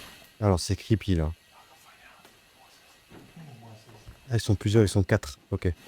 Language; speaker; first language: French; native; French